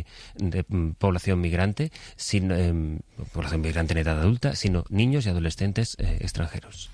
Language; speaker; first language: Spanish; native; Spanish